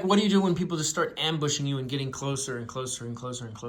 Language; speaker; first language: English; native; English